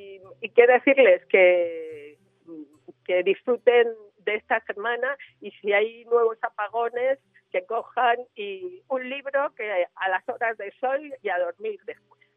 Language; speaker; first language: Spanish; native; Spanish